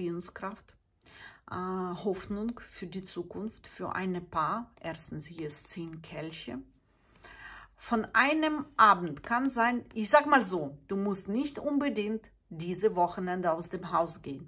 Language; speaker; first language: German; non-native, fluent; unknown